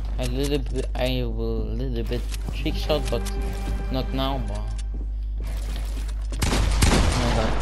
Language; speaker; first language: English; non-native, learner; German